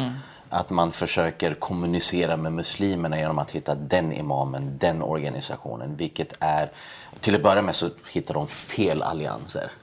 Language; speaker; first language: Swedish; early bilingual, other home language; Persian